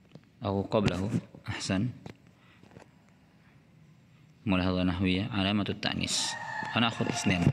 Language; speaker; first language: Arabic; non-native, fluent; Indonesian